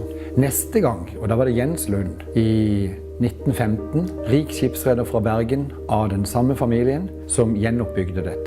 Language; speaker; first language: Norwegian; native; Norwegian